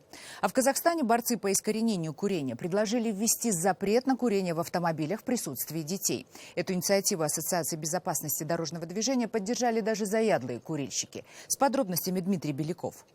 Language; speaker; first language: Russian; native; Russian